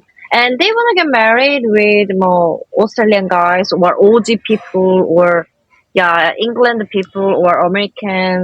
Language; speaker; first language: English; non-native, learner; Korean